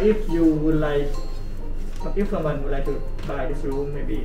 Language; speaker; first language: English; non-native, learner; Thai